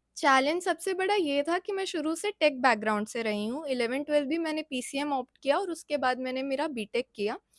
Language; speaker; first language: Hindi; native; Hindi